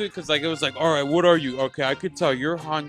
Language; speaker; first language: English; native; English